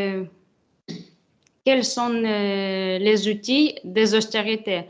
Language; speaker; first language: French; non-native, learner; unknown